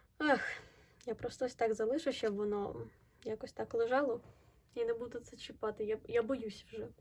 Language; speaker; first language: Ukrainian; non-native, local second language; Russian